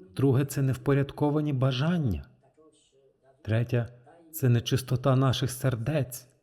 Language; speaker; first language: Ukrainian; non-native, fluent; French